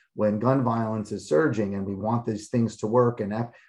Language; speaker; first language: English; native; English